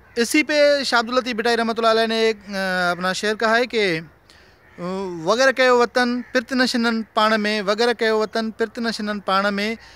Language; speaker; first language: Urdu; non-native, local second language; Sindhi